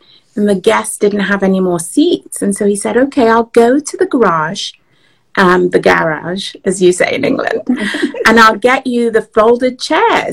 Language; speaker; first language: English; native; English